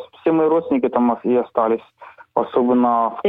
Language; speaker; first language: Ukrainian; non-native, local second language; Russian